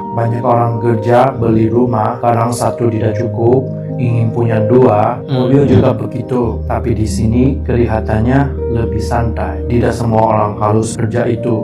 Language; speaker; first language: Indonesian; non-native, fluent; Chinese